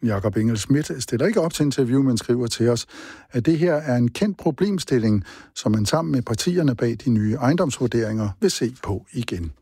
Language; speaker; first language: Danish; native; Danish